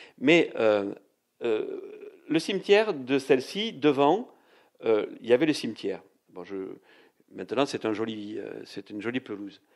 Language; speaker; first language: French; native; French